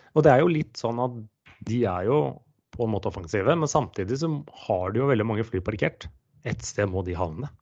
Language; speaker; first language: Norwegian; non-native, fluent; English